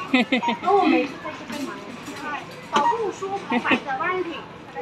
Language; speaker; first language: Chinese; native; Chinese